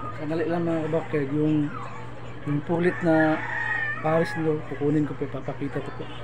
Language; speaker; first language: Filipino; non-native, local second language; Cebuano